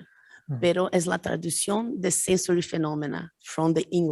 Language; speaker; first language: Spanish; non-native, learner; Portuguese